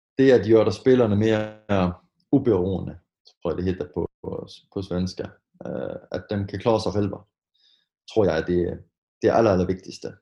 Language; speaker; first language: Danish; native; Danish